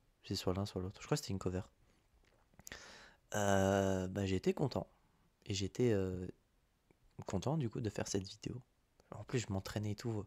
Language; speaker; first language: French; native; French